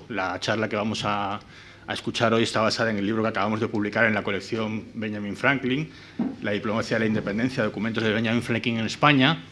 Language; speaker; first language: Spanish; native; Spanish